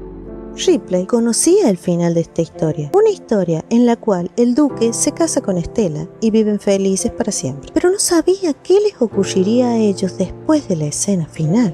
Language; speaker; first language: Spanish; native; Spanish